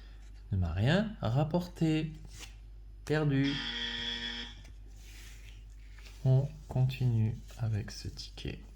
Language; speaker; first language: French; native; French